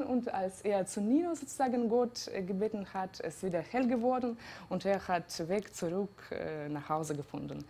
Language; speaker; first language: German; non-native, fluent; Georgian